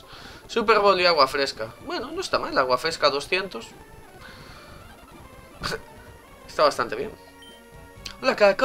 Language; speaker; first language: Spanish; native; Spanish